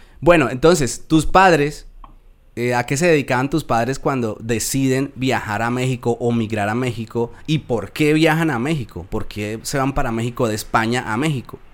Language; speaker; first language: Spanish; native; Spanish